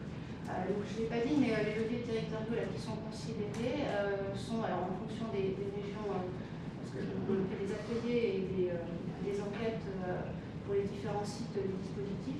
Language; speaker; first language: French; native; French